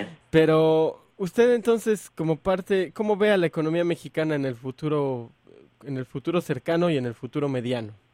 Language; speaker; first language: Spanish; native; Spanish